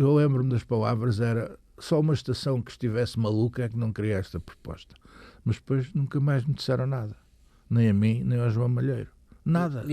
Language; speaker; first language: Portuguese; native; Portuguese